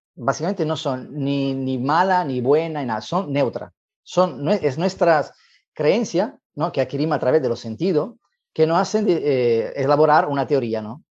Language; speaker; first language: Spanish; non-native, fluent; Italian